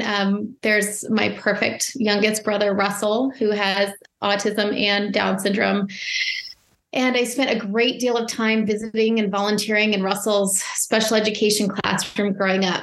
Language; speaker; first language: English; native; English